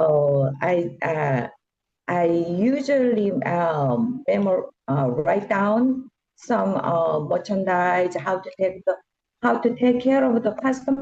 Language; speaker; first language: English; non-native, learner; Korean